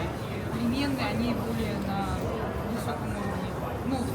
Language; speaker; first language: Russian; native; Russian